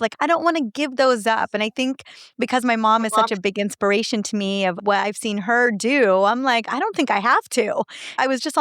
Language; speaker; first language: English; native; English